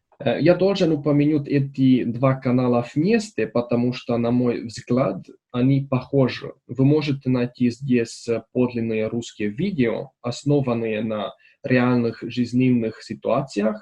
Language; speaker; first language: Russian; non-native, learner; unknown